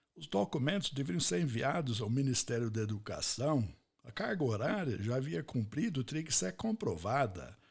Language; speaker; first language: Portuguese; non-native, fluent; English